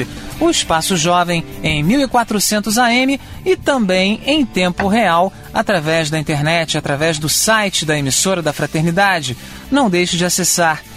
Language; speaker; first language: Portuguese; native; Portuguese